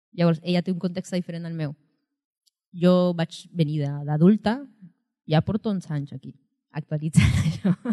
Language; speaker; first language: Catalan; non-native, fluent; Spanish